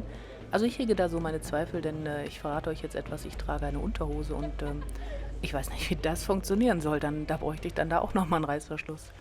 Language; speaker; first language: German; native; German